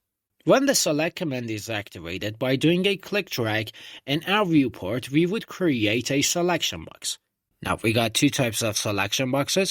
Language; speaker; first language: English; non-native, fluent; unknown